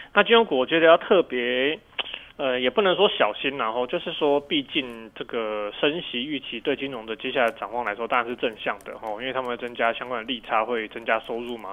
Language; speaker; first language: Chinese; native; Chinese